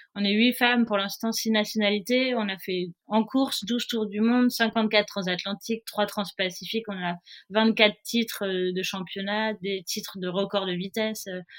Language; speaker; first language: French; native; French